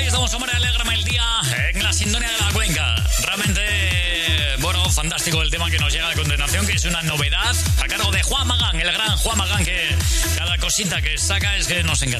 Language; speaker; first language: Spanish; native; Spanish